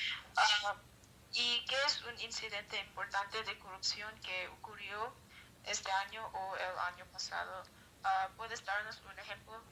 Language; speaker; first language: Spanish; non-native, learner; English